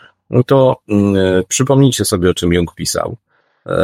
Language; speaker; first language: Polish; native; Polish